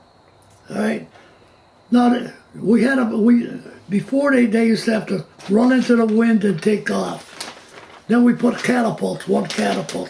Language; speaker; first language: English; native; English